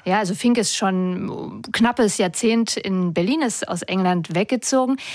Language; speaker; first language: German; native; German